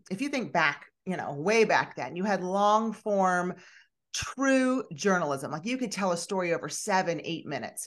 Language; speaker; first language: English; native; English